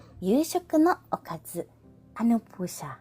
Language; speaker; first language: Japanese; non-native, fluent; Filipino